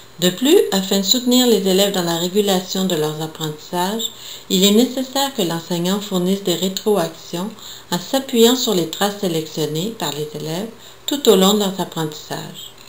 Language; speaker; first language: French; native; French